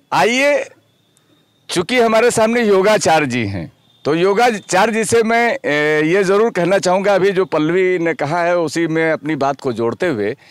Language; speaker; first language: Hindi; native; Hindi